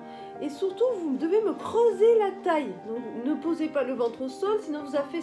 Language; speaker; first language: French; native; French